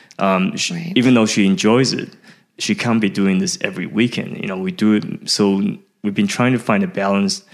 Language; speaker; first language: English; early bilingual, other home language; Chinese